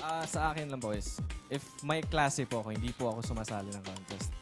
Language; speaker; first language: Filipino; non-native, local second language; Cebuano